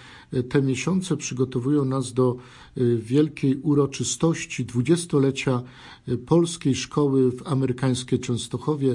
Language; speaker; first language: Polish; native; Polish